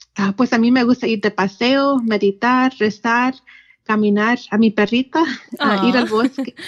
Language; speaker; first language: Spanish; early bilingual, heritage; Spanish